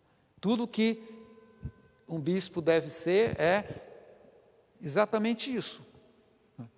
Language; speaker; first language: Portuguese; native; Portuguese